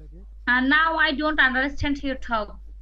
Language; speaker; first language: English; non-native, learner; Bangla